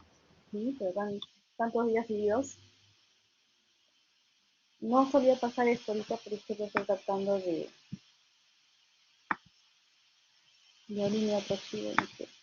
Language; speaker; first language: Spanish; native; Spanish